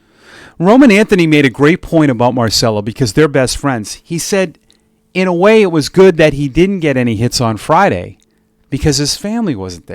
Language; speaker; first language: English; native; English